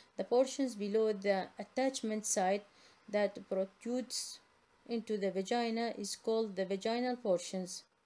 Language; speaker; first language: English; non-native, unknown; Arabic